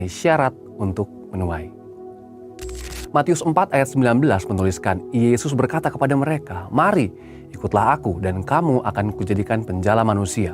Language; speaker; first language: Indonesian; native; Indonesian